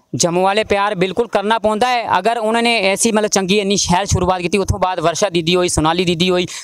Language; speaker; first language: Hindi; native; Hindi